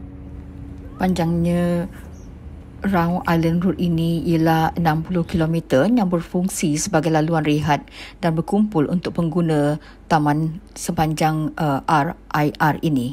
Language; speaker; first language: Malay; native; Malay